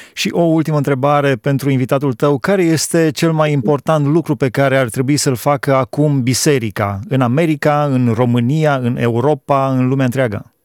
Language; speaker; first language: Romanian; native; Romanian